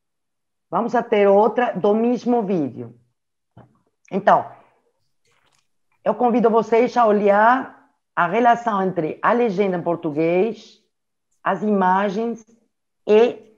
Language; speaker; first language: Portuguese; non-native, learner; French